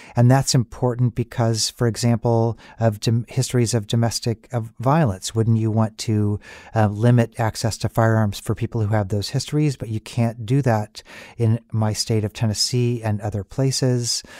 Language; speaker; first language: English; native; English